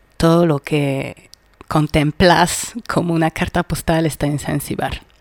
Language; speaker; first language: Spanish; non-native, fluent; French